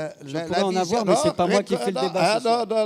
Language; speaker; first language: French; native; French